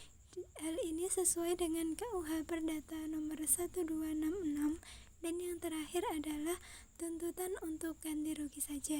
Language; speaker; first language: Indonesian; native; Indonesian